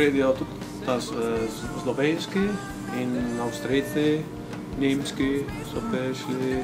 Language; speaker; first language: Slovenian; early bilingual, heritage; Slovenian